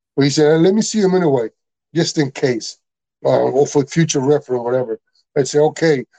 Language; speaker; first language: English; non-native, learner; Spanish